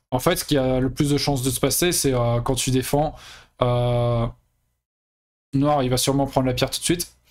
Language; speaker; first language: French; native; French